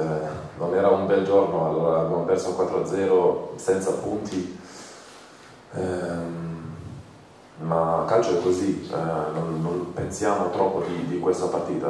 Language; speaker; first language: Italian; non-native, fluent; Croatian